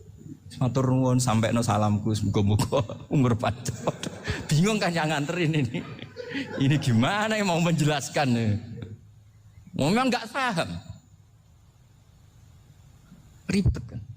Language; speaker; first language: Indonesian; non-native, local second language; Javanese